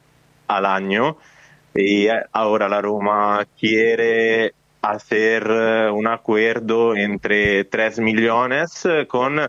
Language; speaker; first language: Spanish; non-native, fluent; Italian